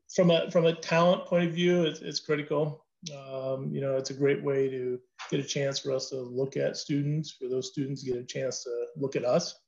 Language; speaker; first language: English; native; English